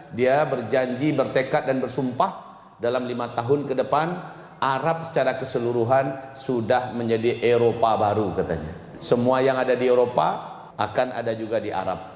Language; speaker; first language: Indonesian; native; Indonesian